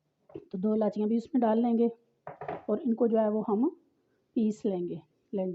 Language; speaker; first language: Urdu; non-native, local second language; Pahari-Potwari